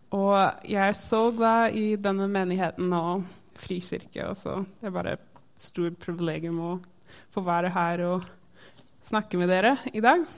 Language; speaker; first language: Norwegian; non-native, fluent; English